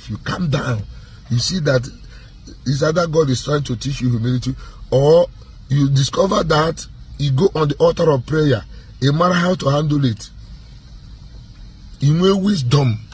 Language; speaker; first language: English; non-native, local second language; Igbo